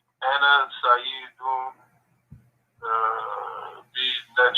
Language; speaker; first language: Arabic; non-native, learner; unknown